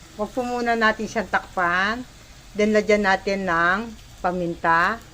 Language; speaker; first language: Filipino; non-native, local second language; Pampanga